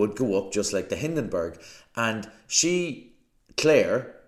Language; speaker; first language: English; native; English